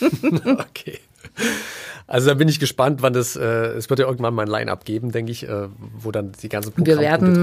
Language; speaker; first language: German; native; German